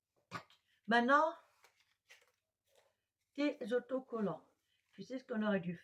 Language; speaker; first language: French; native; French